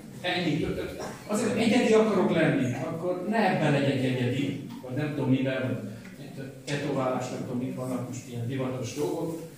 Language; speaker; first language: Hungarian; native; Hungarian